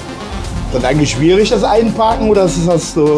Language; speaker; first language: German; native; German